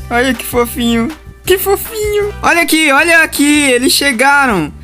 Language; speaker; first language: Portuguese; native; Portuguese